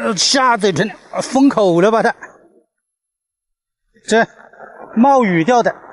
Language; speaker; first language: Chinese; native; Chinese